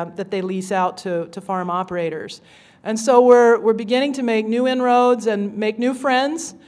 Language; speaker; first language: English; native; English